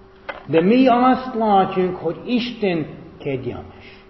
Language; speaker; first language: Hungarian; non-native, fluent; English